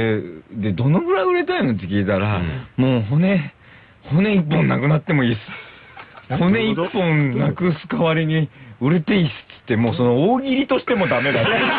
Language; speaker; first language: Japanese; native; Japanese